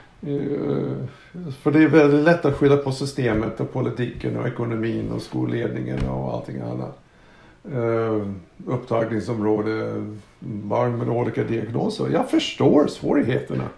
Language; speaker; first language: Swedish; non-native, fluent; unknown